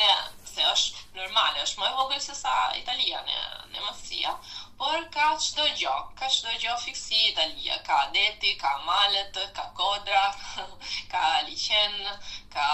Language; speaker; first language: Albanian; non-native, fluent; Italian